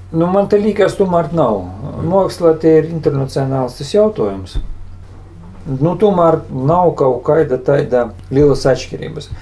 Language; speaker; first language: Latvian; native; Latvian